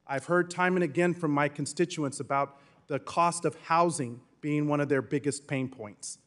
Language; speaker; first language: English; native; English